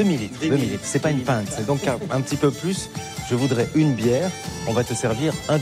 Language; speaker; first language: French; native; French